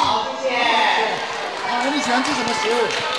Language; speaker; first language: Chinese; native; Chinese